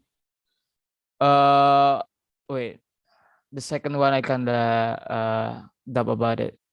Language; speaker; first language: English; non-native, learner; Indonesian